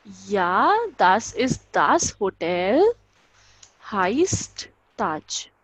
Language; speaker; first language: German; non-native, local second language; Hindi